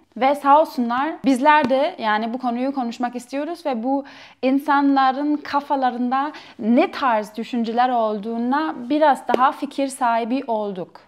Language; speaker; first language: Turkish; non-native, fluent; German